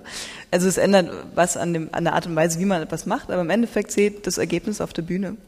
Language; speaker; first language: German; native; German